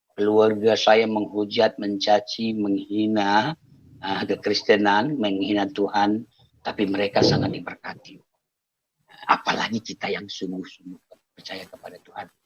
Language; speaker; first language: Indonesian; non-native, local second language; Achinese